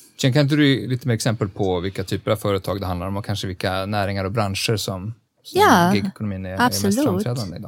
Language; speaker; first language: Swedish; native; Swedish